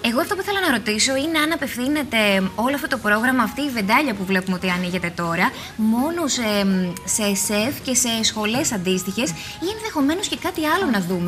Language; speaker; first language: Greek; native; Greek